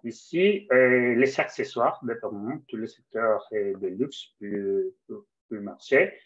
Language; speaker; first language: French; non-native, fluent; Spanish